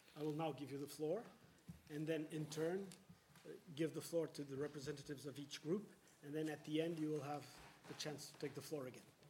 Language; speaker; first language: English; non-native, fluent; Portuguese